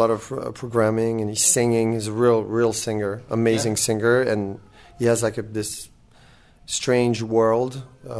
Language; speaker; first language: English; non-native, fluent; French